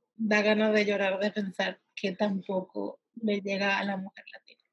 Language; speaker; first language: Spanish; early bilingual, heritage; Spanish